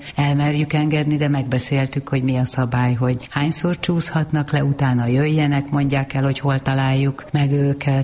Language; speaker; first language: Hungarian; native; Hungarian